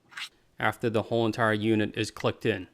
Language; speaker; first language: English; native; English